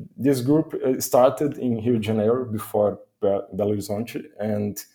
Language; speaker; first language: English; non-native, fluent; Portuguese